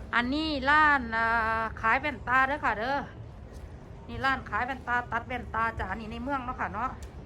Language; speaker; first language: Thai; native; Thai